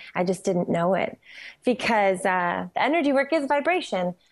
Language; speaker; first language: English; native; English